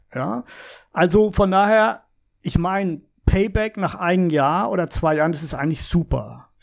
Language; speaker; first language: German; native; German